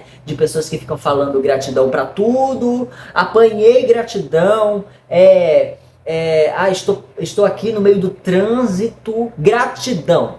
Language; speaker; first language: Portuguese; native; Portuguese